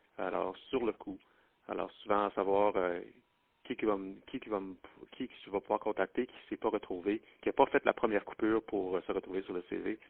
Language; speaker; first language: French; native; French